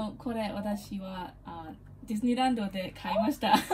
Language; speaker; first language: Japanese; non-native, learner; Burmese